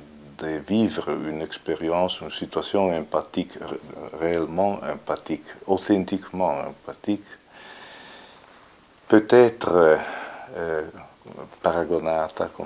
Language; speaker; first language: French; non-native, fluent; Italian